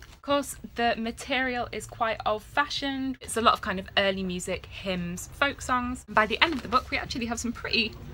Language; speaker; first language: English; native; English